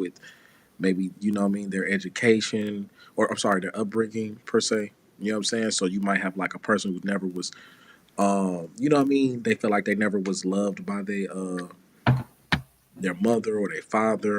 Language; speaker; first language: English; native; English